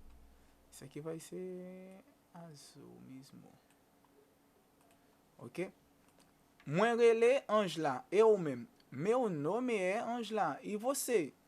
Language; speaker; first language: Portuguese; non-native, fluent; Haitian Creole